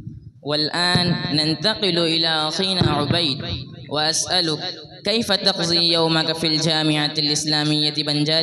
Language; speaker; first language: Arabic; non-native, learner; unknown